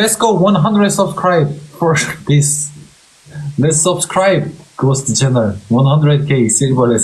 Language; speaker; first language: English; non-native, learner; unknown